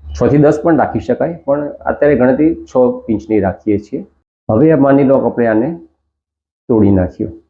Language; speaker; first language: Gujarati; native; Gujarati